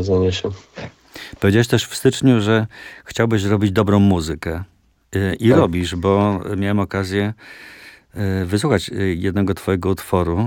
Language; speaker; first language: Polish; native; Polish